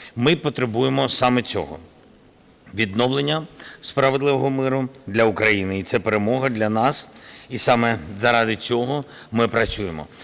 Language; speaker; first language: Ukrainian; non-native, local second language; Russian